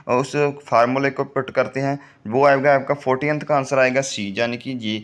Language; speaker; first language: Hindi; non-native, local second language; Punjabi